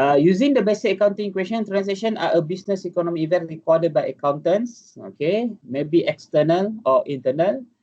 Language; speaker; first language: English; non-native, local second language; Malay